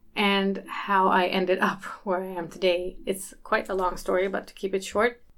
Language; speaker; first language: English; early bilingual, other home language; Swedish